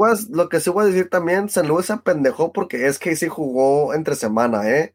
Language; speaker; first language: Spanish; early bilingual, heritage; Spanish